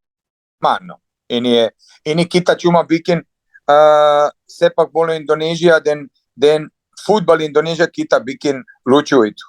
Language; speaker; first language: Indonesian; non-native, fluent; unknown